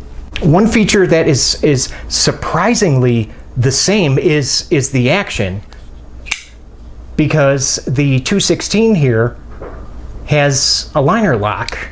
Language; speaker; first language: English; native; English